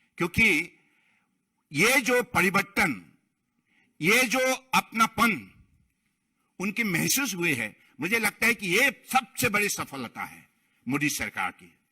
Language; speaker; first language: Hindi; non-native, local second language; Bangla